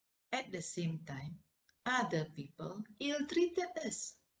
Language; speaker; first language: English; non-native, local second language; Malay